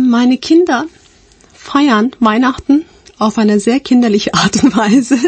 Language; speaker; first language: German; non-native, fluent; Turkish